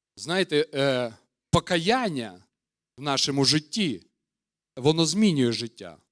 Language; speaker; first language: Ukrainian; non-native, local second language; Russian